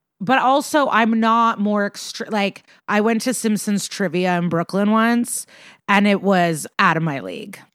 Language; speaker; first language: English; early bilingual, other home language; Russian